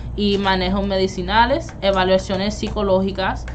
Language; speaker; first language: Spanish; early bilingual, heritage; Spanish